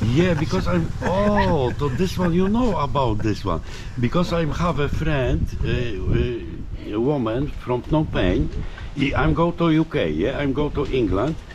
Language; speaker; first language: English; non-native, learner; Polish